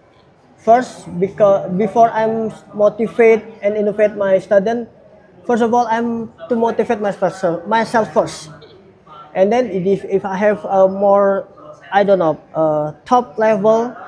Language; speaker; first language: English; non-native, learner; Indonesian